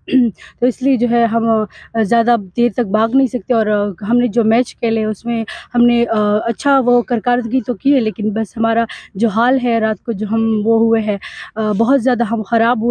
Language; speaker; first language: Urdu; non-native, local second language; Pashto